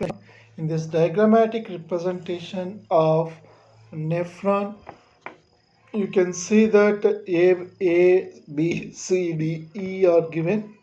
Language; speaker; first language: English; non-native, local second language; Telugu